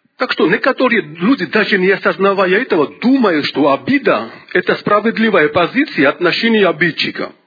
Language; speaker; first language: Russian; non-native, local second language; Georgian